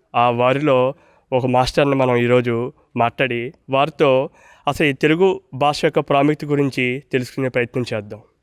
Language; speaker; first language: Telugu; native; Telugu